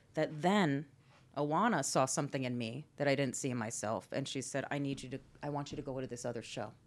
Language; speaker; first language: English; native; English